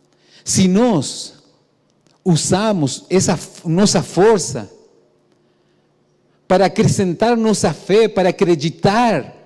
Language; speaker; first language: Portuguese; non-native, fluent; Spanish